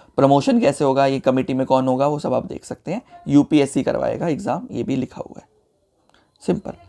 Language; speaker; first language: Hindi; native; Hindi